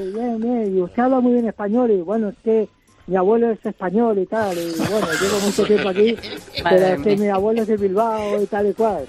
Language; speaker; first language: Spanish; native; Spanish